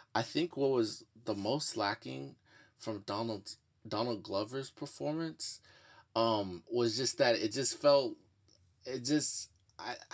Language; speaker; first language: English; native; English